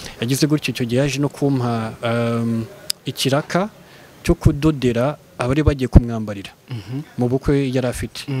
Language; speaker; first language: Kinyarwanda; early bilingual, heritage; Kinyarwanda